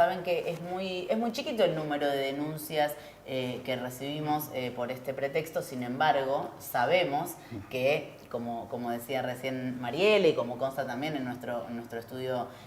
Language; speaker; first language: Spanish; native; Spanish